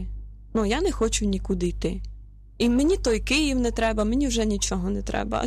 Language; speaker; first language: Ukrainian; native; Ukrainian